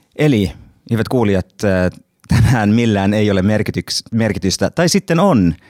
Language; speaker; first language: Finnish; non-native, local second language; Swedish